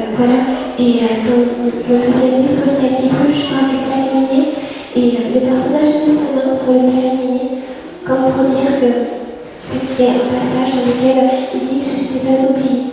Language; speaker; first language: French; early bilingual, other home language; Vietnamese